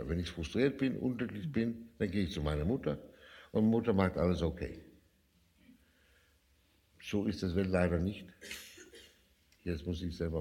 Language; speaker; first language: German; non-native, fluent; Danish